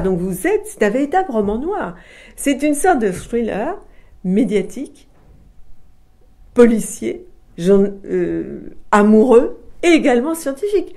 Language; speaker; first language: French; native; French